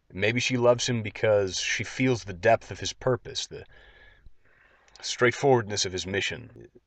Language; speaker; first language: English; native; English